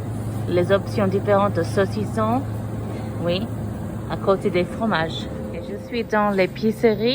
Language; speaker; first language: French; non-native, fluent; English